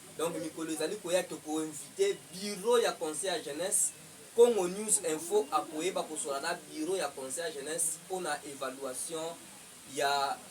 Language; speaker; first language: Lingala; non-native, local second language; Kongo